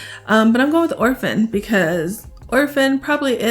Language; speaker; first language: English; native; English